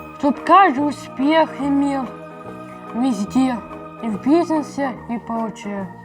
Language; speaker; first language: Russian; native; Russian